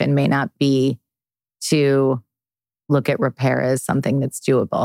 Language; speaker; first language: English; native; English